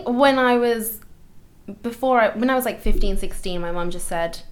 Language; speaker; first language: English; native; English